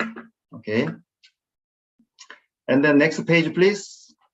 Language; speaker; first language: English; non-native, fluent; Korean